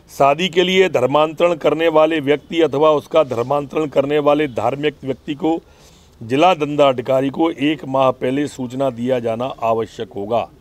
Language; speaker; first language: Hindi; native; Hindi